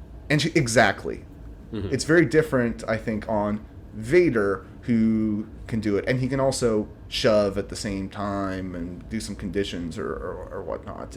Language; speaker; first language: English; native; English